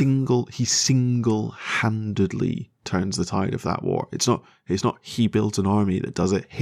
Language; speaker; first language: English; native; English